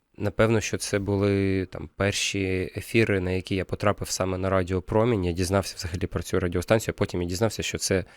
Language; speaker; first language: Ukrainian; non-native, local second language; Russian